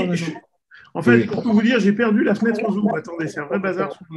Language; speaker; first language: French; native; French